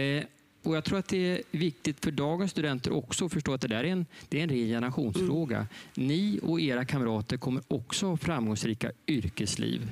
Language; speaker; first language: Swedish; native; Swedish